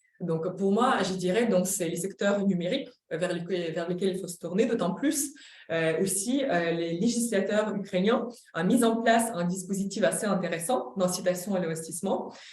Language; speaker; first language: French; non-native, fluent; Ukrainian